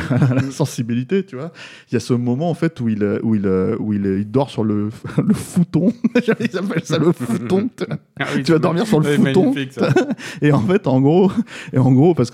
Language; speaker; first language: French; native; French